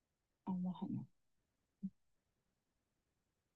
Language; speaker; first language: German; non-native, learner; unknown